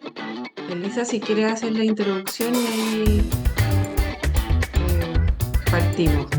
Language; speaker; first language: Spanish; native; Spanish